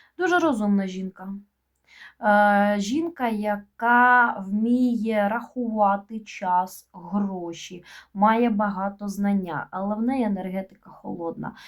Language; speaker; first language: Ukrainian; non-native, local second language; Russian